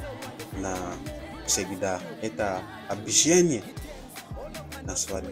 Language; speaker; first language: Russian; non-native, fluent; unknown